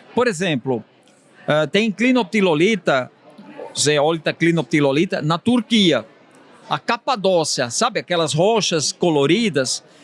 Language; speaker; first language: Portuguese; non-native, fluent; Swiss German